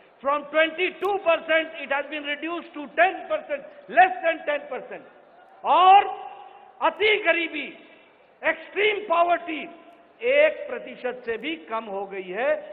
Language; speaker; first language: Hindi; native; Hindi